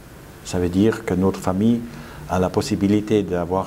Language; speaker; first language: French; non-native, fluent; German